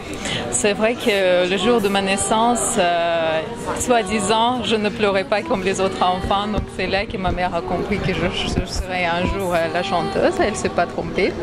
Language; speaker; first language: French; non-native, fluent; Russian